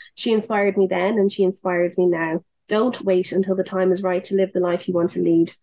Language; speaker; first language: English; native; English